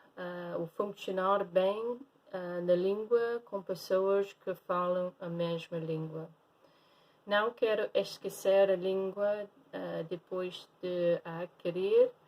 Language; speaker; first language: Portuguese; non-native, fluent; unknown